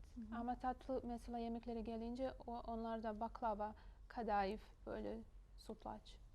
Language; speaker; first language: Turkish; non-native, fluent; Bosnian